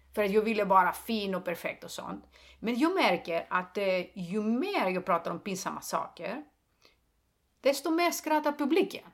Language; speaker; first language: Swedish; non-native, fluent; Greek